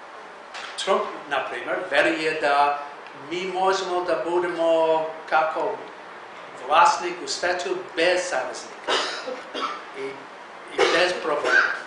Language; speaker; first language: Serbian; non-native, learner; English